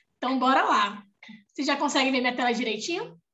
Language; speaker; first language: Portuguese; native; Portuguese